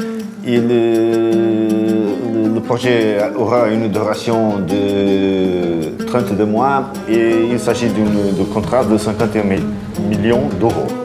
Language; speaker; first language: French; non-native, fluent; Portuguese